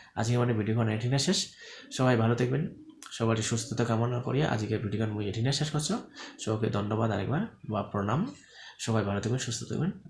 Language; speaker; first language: Bangla; non-native, local second language; Rangpuri